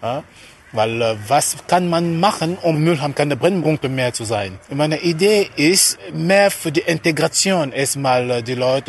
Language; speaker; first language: German; non-native, fluent; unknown